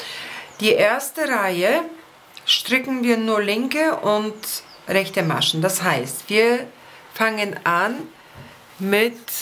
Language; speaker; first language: German; non-native, fluent; Polish